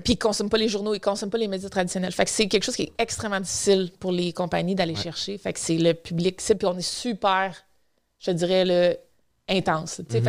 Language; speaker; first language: French; native; French